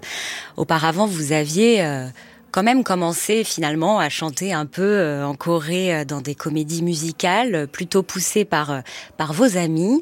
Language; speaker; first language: French; native; French